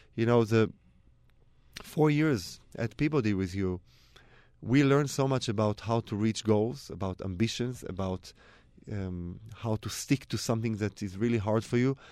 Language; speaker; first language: English; non-native, fluent; Hebrew